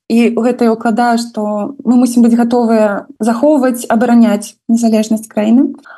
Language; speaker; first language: Belarusian; non-native, local second language; Russian